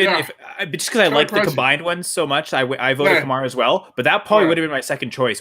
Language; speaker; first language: English; native; English